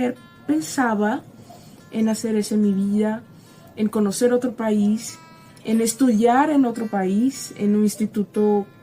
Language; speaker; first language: Spanish; non-native, learner; Portuguese